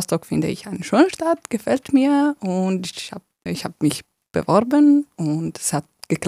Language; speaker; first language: German; non-native, fluent; Italian